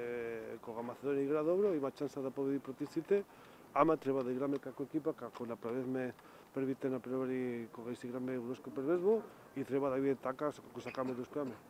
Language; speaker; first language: Macedonian; non-native, learner; Spanish